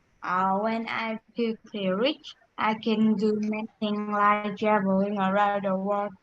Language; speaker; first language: English; non-native, learner; Vietnamese